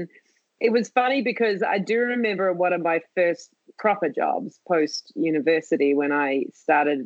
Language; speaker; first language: English; native; English